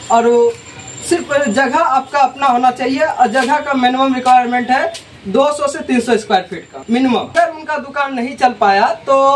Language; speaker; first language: Hindi; native; Hindi